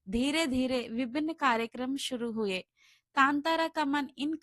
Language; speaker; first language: Hindi; non-native, local second language; Telugu